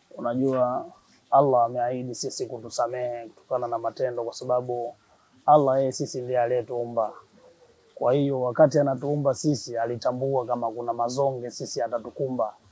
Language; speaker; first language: Swahili; native; Swahili